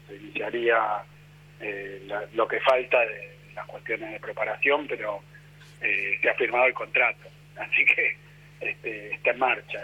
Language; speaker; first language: Spanish; native; Spanish